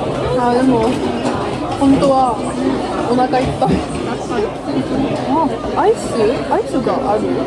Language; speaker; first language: Japanese; non-native, fluent; French